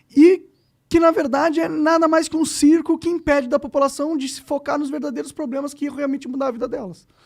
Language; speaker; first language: Portuguese; native; Portuguese